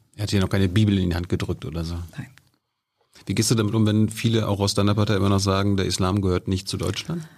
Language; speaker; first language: German; native; German